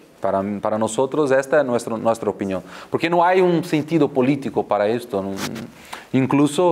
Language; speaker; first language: Spanish; non-native, fluent; Portuguese